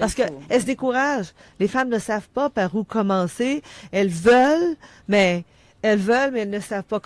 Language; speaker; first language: French; native; French